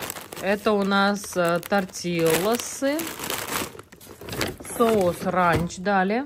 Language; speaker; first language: Russian; native; Russian